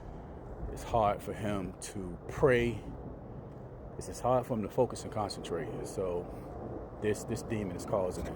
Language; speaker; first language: English; native; English